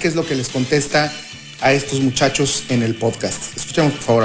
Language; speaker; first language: Spanish; native; Spanish